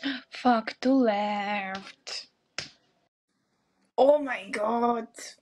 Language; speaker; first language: English; non-native, learner; Russian